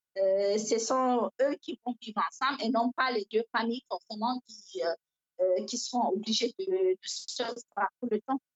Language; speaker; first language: French; non-native, local second language; Fula